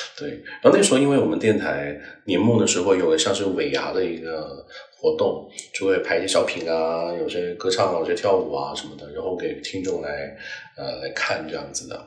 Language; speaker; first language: Chinese; non-native, local second language; Cantonese